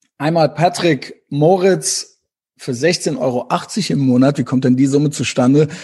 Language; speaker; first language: German; native; German